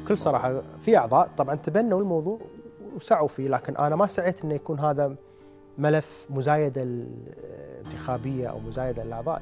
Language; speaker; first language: Arabic; native; Arabic